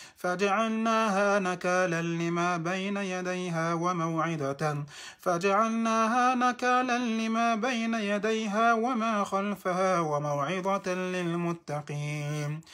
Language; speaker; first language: Arabic; non-native, fluent; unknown